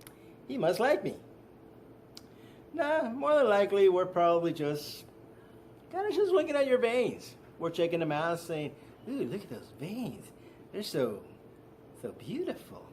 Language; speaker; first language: English; native; English